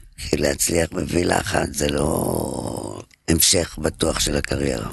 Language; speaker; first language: Hebrew; non-native, fluent; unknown